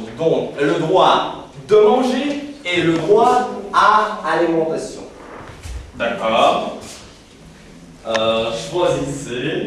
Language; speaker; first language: French; non-native, fluent; Russian